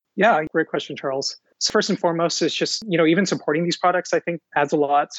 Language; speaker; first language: English; early bilingual, other home language; Hindi